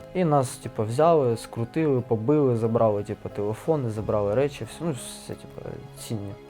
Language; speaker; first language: Ukrainian; native; Ukrainian